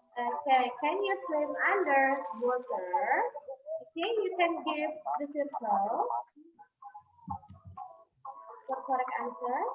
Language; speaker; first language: English; non-native, fluent; Indonesian